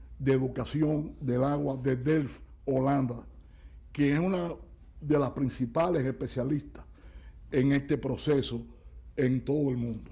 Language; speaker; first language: Spanish; native; Spanish